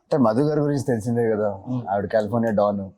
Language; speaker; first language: Telugu; native; Telugu